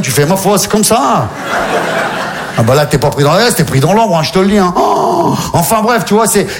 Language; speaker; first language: French; native; French